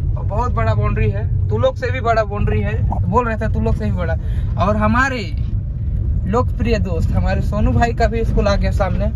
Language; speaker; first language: Hindi; native; Hindi